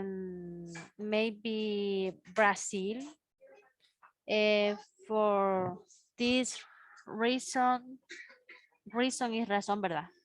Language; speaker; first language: English; non-native, learner; Spanish